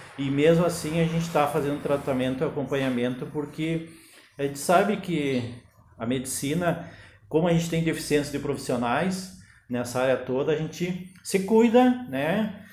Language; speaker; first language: Portuguese; native; Portuguese